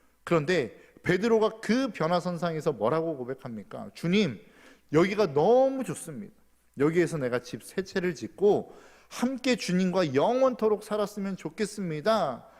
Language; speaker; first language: Korean; native; Korean